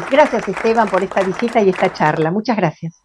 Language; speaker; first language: Spanish; native; Spanish